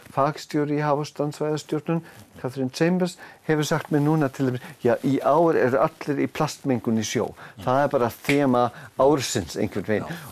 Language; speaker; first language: Icelandic; non-native, fluent; German